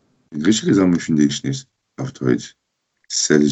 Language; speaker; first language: German; non-native, local second language; French